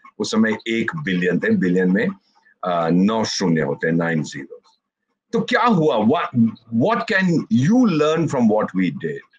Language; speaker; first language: Hindi; native; Hindi